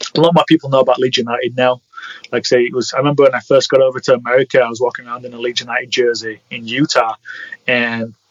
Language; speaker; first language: English; native; English